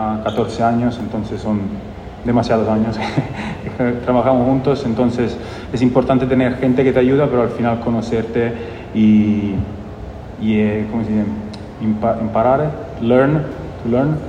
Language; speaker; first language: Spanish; non-native, fluent; Italian